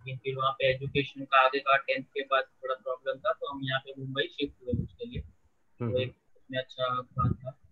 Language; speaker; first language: Hindi; non-native, local second language; Gujarati